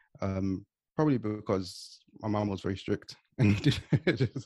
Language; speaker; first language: English; native; English